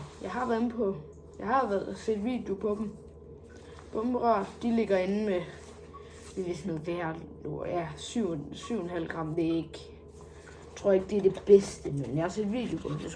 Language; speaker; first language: Danish; native; Danish